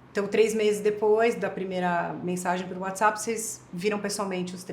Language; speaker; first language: Portuguese; native; Portuguese